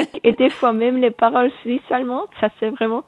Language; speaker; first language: French; non-native, local second language; Swiss German